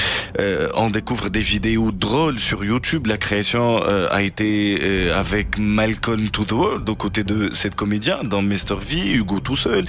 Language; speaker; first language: French; non-native, local second language; Arabic